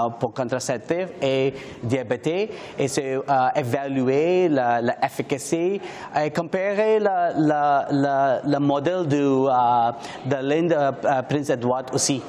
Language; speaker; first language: French; non-native, learner; English